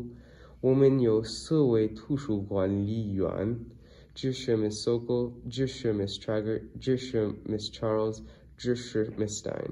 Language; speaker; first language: Chinese; non-native, learner; English